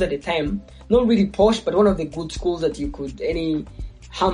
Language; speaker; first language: English; non-native, local second language; Ganda